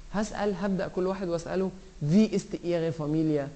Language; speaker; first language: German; non-native, fluent; Arabic